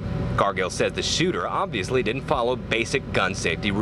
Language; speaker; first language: English; native; English